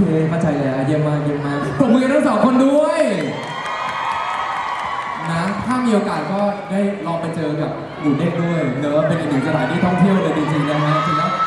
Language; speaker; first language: Thai; native; Thai